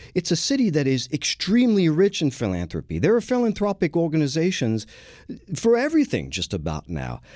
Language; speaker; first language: English; non-native, fluent; French